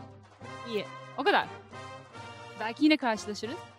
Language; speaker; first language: Turkish; native; Turkish